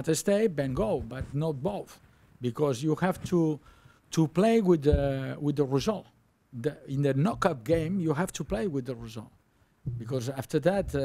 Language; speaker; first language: English; non-native, learner; Spanish